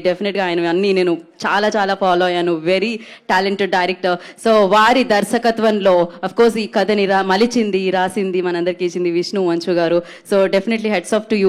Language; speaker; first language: Telugu; native; Telugu